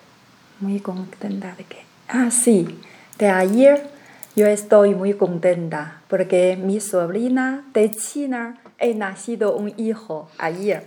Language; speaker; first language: Spanish; non-native, learner; Chinese